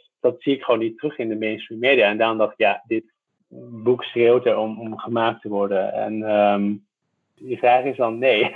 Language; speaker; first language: Dutch; early bilingual, other home language; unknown